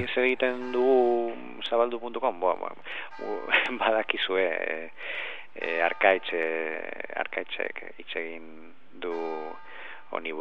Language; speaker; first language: Basque; non-native, learner; Spanish